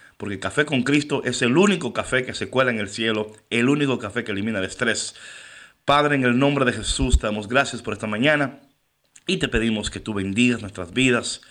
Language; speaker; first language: Spanish; native; Spanish